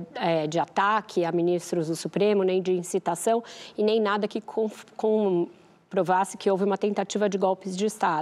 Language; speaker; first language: Portuguese; native; Portuguese